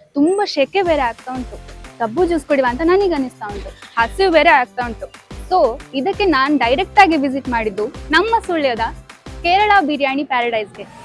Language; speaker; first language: Kannada; native; Kannada